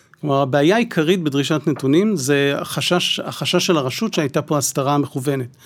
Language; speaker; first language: Hebrew; native; Hebrew